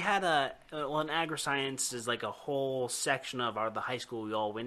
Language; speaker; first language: English; native; English